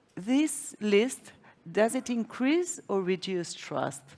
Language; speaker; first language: English; non-native, fluent; Spanish